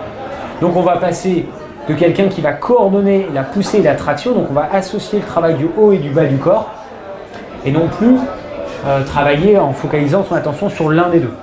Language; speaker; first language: French; native; French